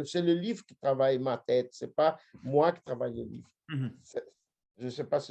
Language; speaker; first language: French; non-native, fluent; Portuguese